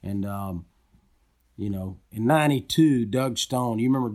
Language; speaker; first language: English; native; English